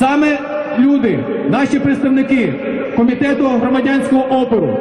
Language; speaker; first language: Ukrainian; native; Ukrainian